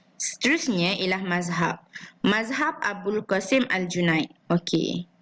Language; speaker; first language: Malay; native; Malay